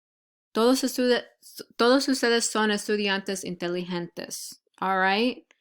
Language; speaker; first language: Spanish; non-native, fluent; English